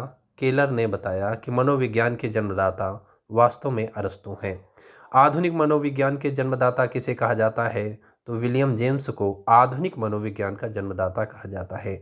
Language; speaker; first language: Hindi; native; Hindi